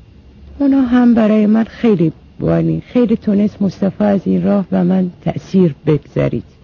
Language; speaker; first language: Persian; non-native, fluent; Arabic